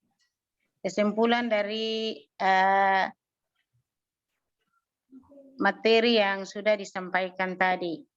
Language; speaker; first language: Indonesian; native; Indonesian